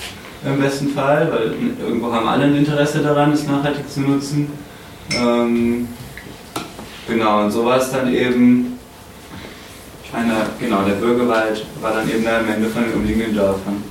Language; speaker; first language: German; native; German